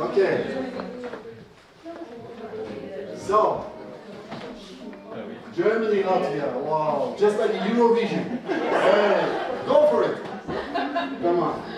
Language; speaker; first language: English; non-native, fluent; Turkish